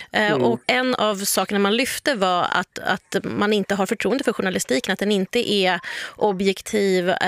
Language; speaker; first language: Swedish; native; Swedish